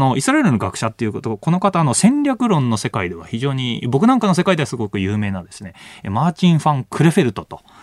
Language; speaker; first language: Japanese; native; Japanese